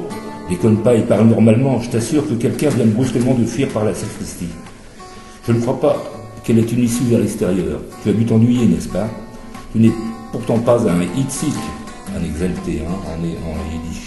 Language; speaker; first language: French; native; French